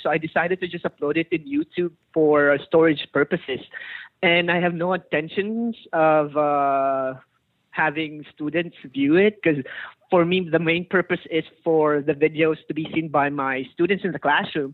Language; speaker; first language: English; non-native, local second language; Filipino